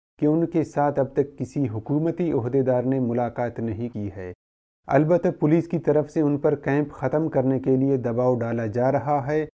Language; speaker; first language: Urdu; non-native, local second language; Baluchi